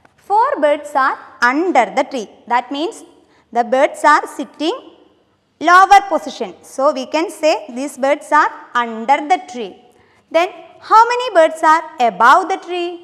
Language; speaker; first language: English; non-native, local second language; Malayalam